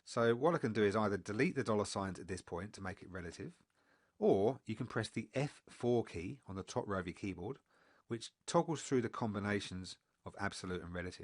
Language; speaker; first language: English; native; English